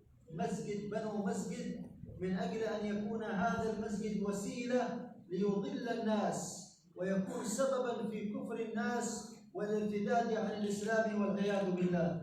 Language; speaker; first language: Arabic; native; Arabic